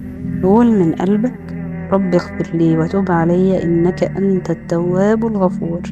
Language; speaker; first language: Arabic; native; Arabic